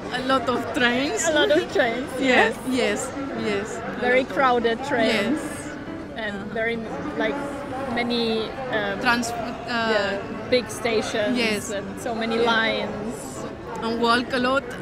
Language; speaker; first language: English; non-native, fluent; German